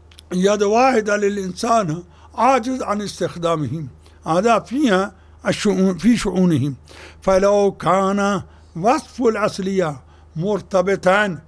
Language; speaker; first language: Arabic; non-native, fluent; Urdu